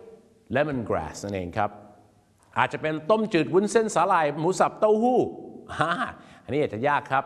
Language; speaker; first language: Thai; native; Thai